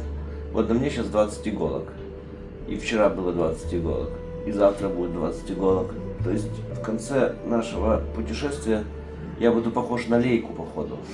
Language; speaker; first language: Russian; native; Russian